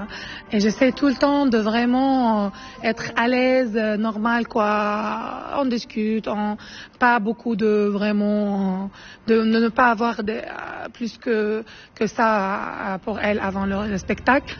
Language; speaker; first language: French; non-native, fluent; Arabic